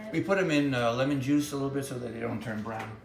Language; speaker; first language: English; native; English